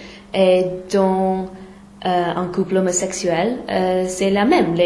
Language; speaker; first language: French; non-native, fluent; English